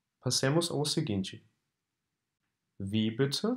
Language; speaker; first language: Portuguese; non-native, fluent; German